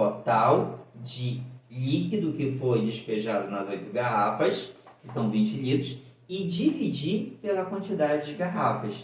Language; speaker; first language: Portuguese; native; Portuguese